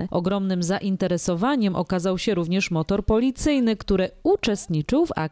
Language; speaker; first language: Polish; native; Polish